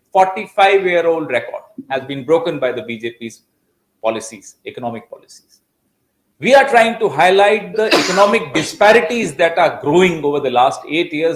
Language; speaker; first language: English; non-native, local second language; Hindi